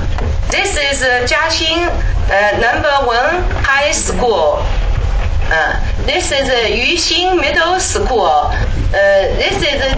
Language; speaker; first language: English; non-native, learner; Chinese